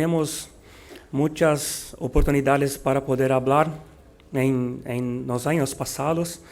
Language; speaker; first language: Spanish; non-native, learner; Portuguese